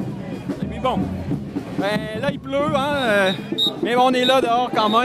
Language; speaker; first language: French; native; French